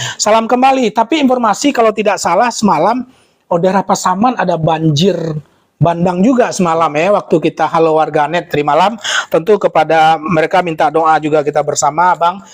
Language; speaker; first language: Indonesian; non-native, local second language; Minangkabau